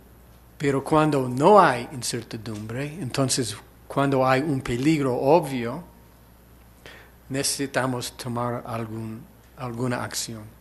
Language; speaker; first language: Spanish; non-native, fluent; English